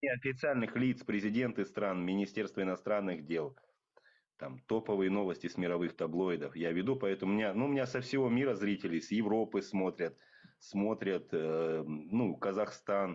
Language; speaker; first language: Russian; native; Russian